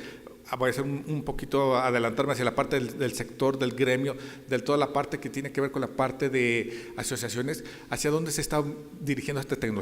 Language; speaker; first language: Spanish; native; Spanish